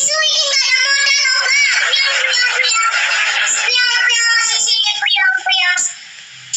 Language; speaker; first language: Chinese; non-native, learner; Indonesian